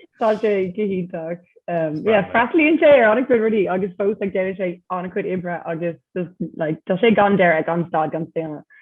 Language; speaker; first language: Irish; non-native, local second language; English